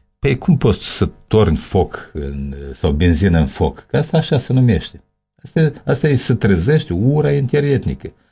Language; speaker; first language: Romanian; native; Romanian